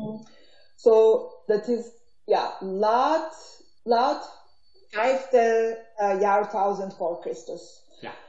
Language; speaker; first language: Dutch; non-native, learner; Turkish